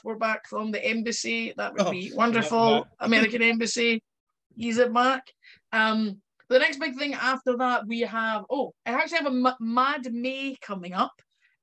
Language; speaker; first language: English; native; English